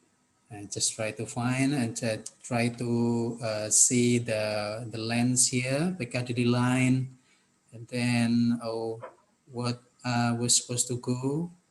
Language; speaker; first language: English; non-native, fluent; Indonesian